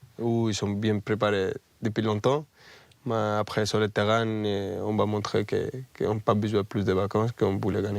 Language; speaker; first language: French; non-native, fluent; Spanish